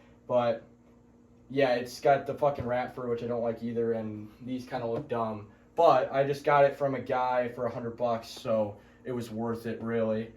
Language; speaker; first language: English; native; English